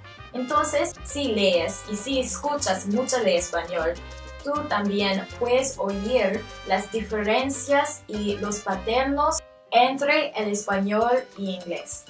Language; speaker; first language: Spanish; non-native, learner; English